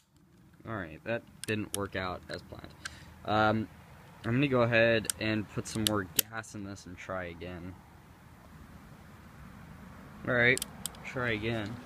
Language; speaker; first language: English; native; English